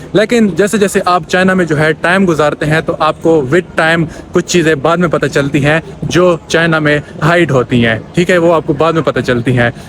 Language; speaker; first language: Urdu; non-native, local second language; Punjabi